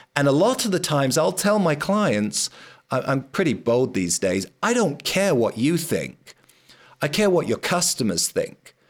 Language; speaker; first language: English; native; English